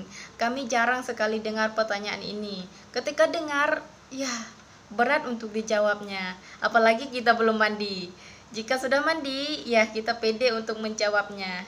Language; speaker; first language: Indonesian; non-native, fluent; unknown